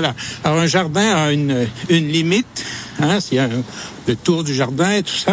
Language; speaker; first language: French; native; French